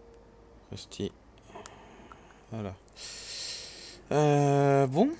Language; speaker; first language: French; native; French